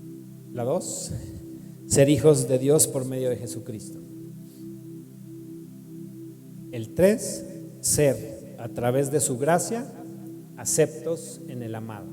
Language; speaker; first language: Spanish; native; Spanish